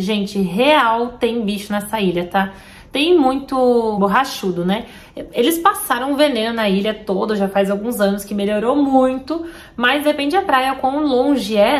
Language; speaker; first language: Portuguese; native; Portuguese